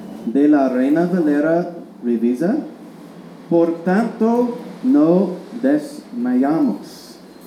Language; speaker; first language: Spanish; non-native, learner; English